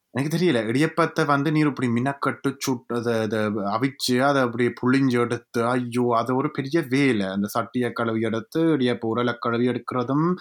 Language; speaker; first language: Tamil; native; Tamil